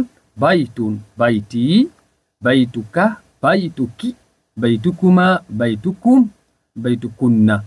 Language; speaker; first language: Arabic; non-native, fluent; Swahili